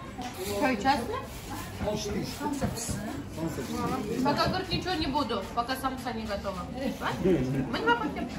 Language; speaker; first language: Russian; native; Russian